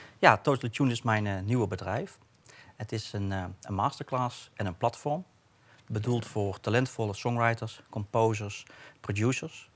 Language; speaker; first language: Dutch; native; Dutch